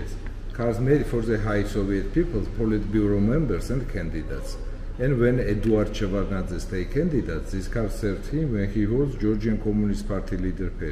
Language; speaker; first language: English; non-native, learner; Georgian